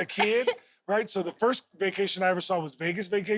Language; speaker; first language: English; native; English